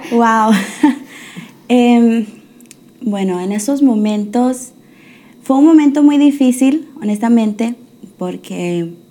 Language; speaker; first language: Spanish; early bilingual, heritage; Spanish